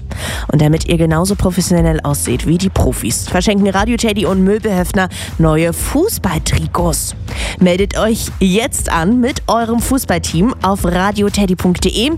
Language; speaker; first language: German; native; German